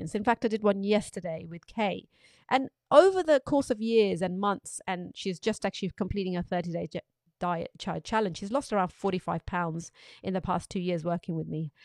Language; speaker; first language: English; non-native, local second language; Urdu